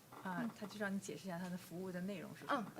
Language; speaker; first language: Chinese; native; Chinese